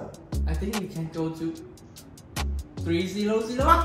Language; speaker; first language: English; non-native, learner; Thai